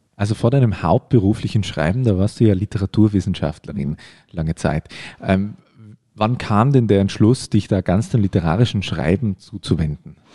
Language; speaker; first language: German; native; German